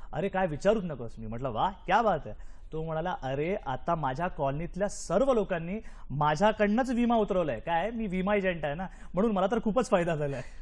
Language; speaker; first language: Marathi; native; Marathi